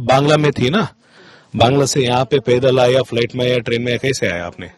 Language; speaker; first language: Hindi; non-native, local second language; Kannada